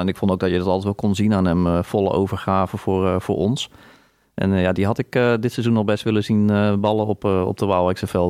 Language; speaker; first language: Dutch; native; Dutch